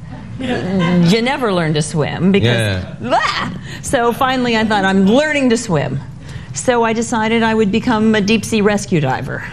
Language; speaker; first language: English; native; English